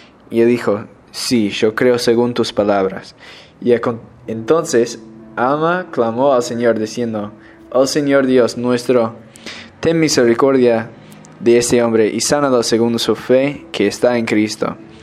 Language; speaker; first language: Spanish; non-native, learner; English